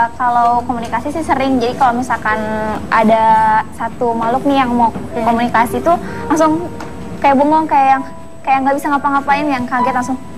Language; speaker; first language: Indonesian; native; Indonesian